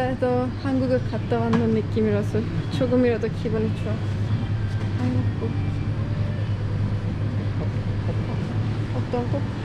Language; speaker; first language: Korean; non-native, learner; Turkish